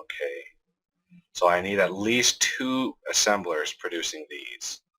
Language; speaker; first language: English; native; English